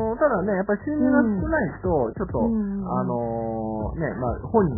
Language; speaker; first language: Japanese; native; Japanese